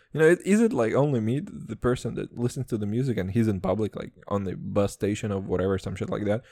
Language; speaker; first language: English; non-native, fluent; Serbian